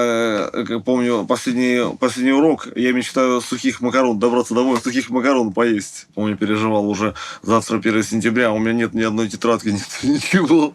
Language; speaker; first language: Russian; native; Russian